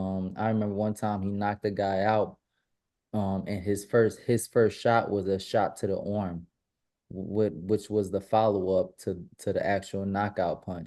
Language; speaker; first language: English; native; English